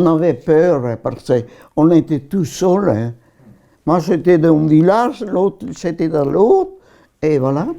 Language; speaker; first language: French; non-native, learner; Italian